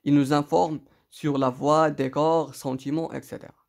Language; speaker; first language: French; non-native, local second language; Arabic